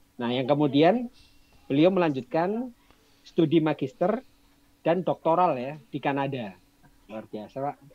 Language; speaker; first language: Indonesian; native; Indonesian